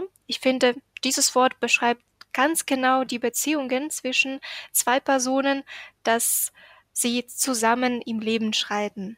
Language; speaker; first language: German; non-native, fluent; Ukrainian